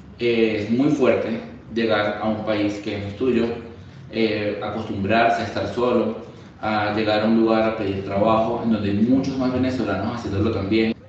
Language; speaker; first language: Spanish; native; Spanish